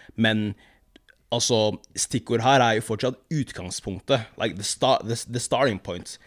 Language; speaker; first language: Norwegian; early bilingual, other home language; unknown